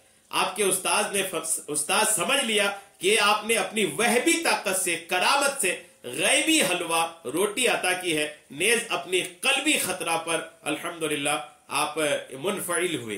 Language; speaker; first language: Urdu; native; Urdu